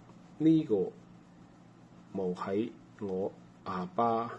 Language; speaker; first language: Cantonese; non-native, learner; Chinese